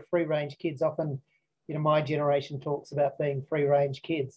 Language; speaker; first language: English; native; English